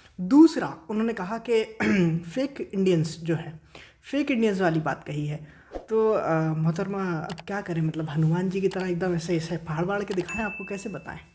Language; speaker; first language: Urdu; native; Urdu